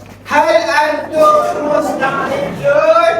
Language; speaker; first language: Arabic; non-native, learner; Malay